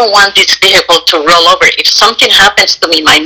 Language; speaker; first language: English; non-native, fluent; Spanish